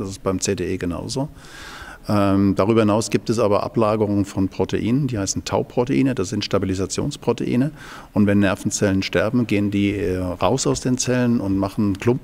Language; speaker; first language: German; native; German